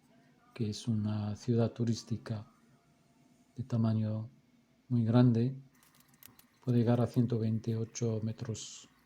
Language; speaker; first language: Spanish; non-native, fluent; Arabic